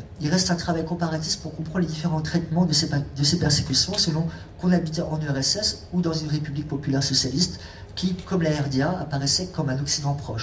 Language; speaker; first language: French; native; French